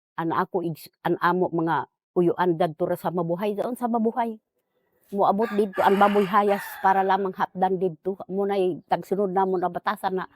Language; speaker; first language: Cebuano; non-native, local second language; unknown